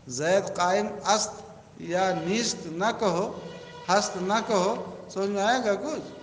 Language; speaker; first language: Urdu; native; Urdu